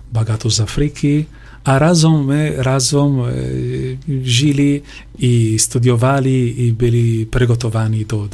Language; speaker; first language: Ukrainian; non-native, learner; Italian